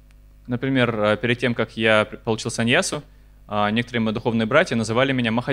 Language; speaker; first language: Russian; native; Russian